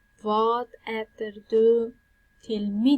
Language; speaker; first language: Swedish; non-native, fluent; Pashto